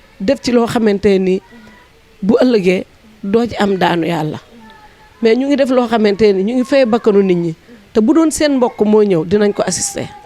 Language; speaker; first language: Wolof; native; Wolof